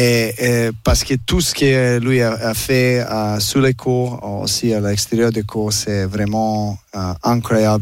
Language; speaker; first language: French; non-native, learner; Serbian